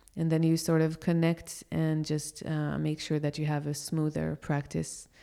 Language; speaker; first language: English; non-native, fluent; Hebrew